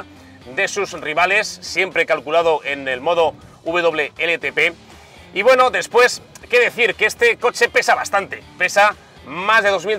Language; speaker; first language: Spanish; native; Spanish